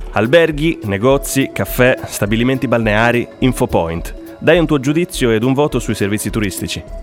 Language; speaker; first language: Italian; native; Italian